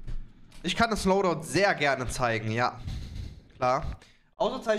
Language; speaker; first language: German; native; German